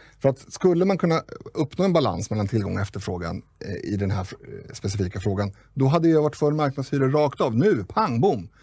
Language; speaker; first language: Swedish; native; Swedish